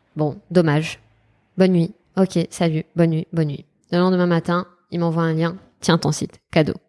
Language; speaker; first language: French; non-native, local second language; Arabic